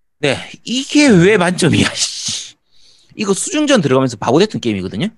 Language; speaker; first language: Korean; native; Korean